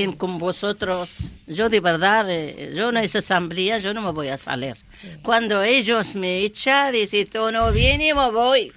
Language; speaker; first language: Spanish; non-native, learner; Arabic